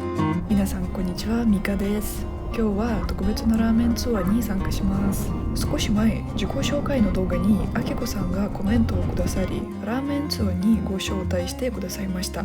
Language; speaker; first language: Japanese; non-native, fluent; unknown